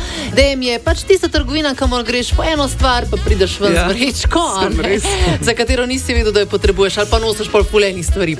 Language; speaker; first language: Slovenian; native; Slovenian